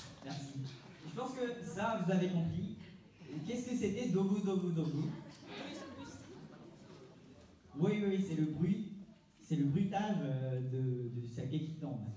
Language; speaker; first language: French; non-native, fluent; Japanese